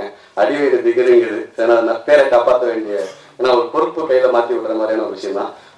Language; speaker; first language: Tamil; native; Tamil